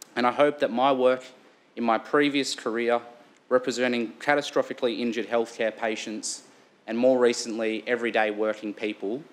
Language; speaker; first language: English; native; English